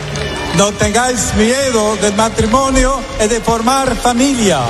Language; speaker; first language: Spanish; non-native, fluent; English